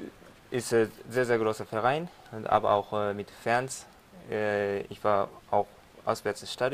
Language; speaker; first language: German; non-native, learner; Japanese